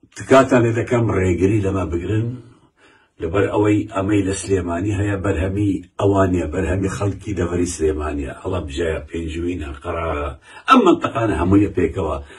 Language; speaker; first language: Central Kurdish; non-native, local second language; Kurdish